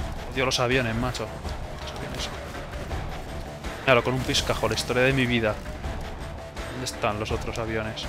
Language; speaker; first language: Spanish; native; Spanish